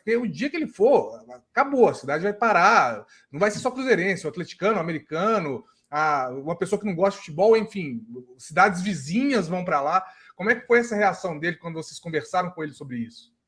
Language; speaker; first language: Portuguese; native; Portuguese